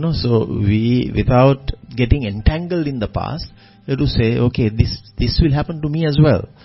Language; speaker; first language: English; non-native, local second language; Sinhala